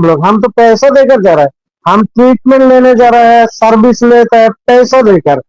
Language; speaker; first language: Hindi; non-native, fluent; Bangla